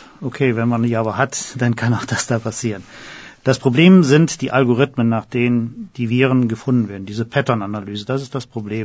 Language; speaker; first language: German; native; German